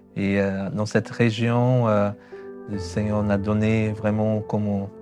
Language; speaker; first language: French; non-native, fluent; Portuguese